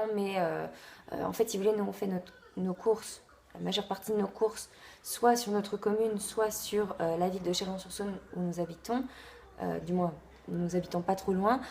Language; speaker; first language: French; native; French